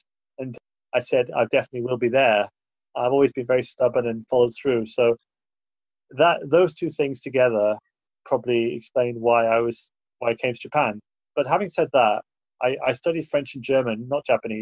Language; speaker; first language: English; native; English